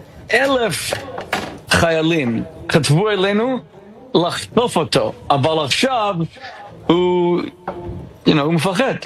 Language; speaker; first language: Hebrew; non-native, fluent; English